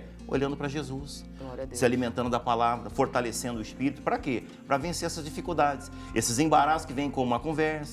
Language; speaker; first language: Portuguese; native; Portuguese